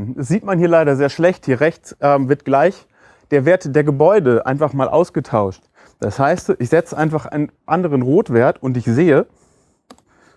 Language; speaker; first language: German; native; German